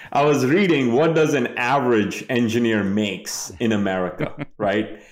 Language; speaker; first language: English; non-native, local second language; Bangla